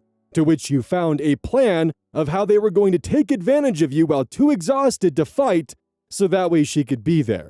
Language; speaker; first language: English; native; English